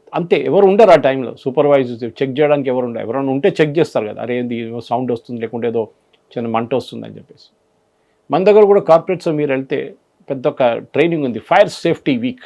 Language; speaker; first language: Telugu; non-native, fluent; Malayalam